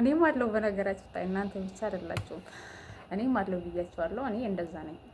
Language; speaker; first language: Amharic; non-native, local second language; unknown